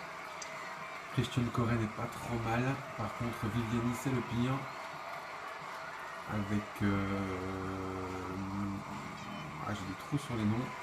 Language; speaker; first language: French; native; French